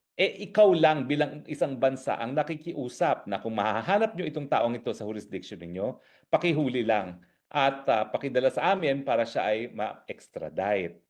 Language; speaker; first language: Filipino; native; Filipino